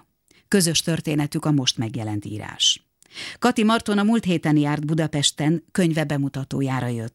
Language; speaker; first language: Hungarian; native; Hungarian